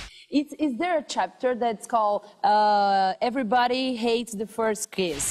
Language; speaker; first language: English; non-native, learner; Portuguese